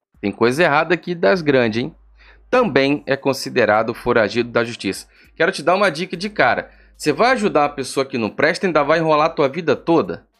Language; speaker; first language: Portuguese; native; Portuguese